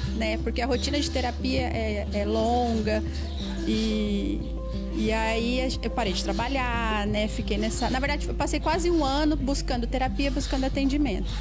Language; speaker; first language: Portuguese; native; Portuguese